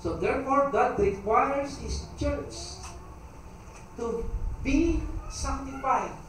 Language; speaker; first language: English; non-native, local second language; Filipino